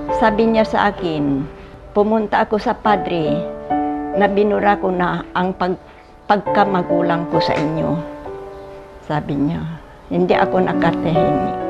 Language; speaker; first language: Filipino; non-native, local second language; Pangasinan